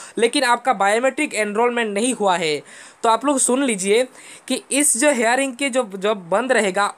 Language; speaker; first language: Hindi; non-native, local second language; Bangla